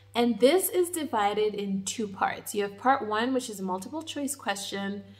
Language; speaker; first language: English; native; English